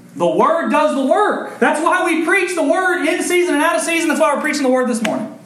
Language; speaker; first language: English; native; English